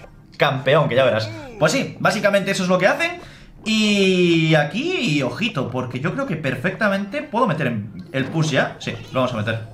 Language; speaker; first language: Spanish; native; Spanish